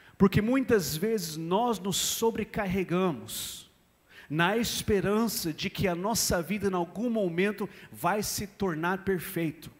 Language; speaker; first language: Portuguese; non-native, fluent; English